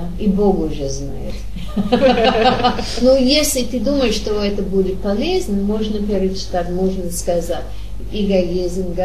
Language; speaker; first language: Russian; non-native, learner; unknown